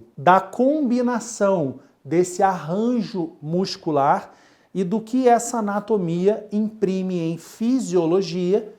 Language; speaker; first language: Portuguese; native; Portuguese